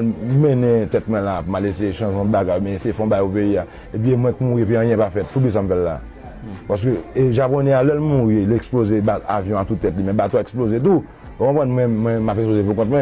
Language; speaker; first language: Haitian Creole; native; Haitian Creole